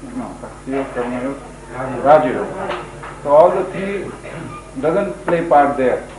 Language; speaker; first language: English; non-native, local second language; Marathi